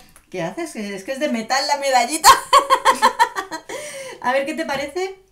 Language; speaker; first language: Spanish; native; Spanish